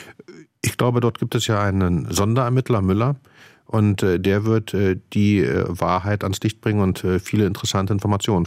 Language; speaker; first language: German; native; German